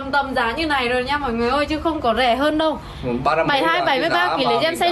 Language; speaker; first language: Vietnamese; native; Vietnamese